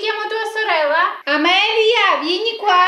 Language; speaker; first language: Italian; non-native, fluent; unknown